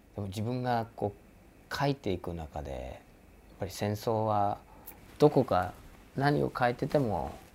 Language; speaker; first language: Japanese; non-native, fluent; English